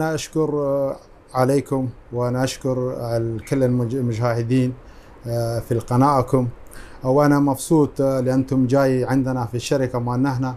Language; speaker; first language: Arabic; non-native, fluent; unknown